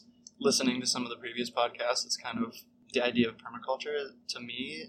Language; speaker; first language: English; native; English